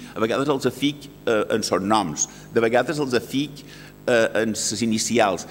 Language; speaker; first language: Catalan; native; Catalan